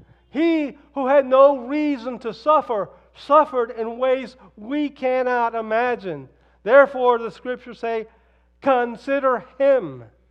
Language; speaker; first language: English; early bilingual, other home language; Spanish